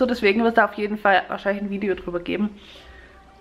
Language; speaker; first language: German; native; German